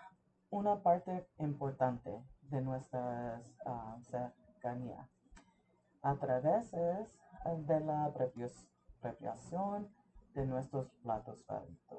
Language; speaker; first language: Spanish; early bilingual, heritage; English